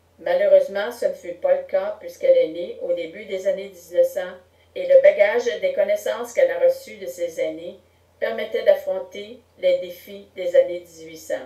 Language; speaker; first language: French; native; French